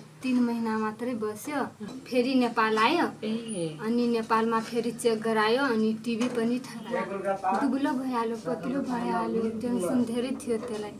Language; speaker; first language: Nepali; non-native, local second language; Maithili